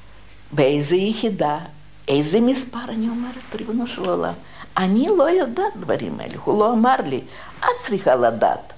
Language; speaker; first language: Hebrew; non-native, fluent; Russian